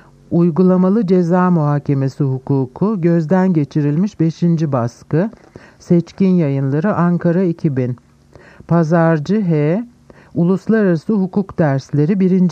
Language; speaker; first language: Turkish; native; Turkish